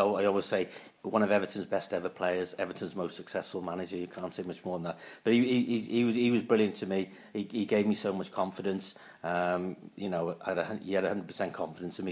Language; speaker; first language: English; native; English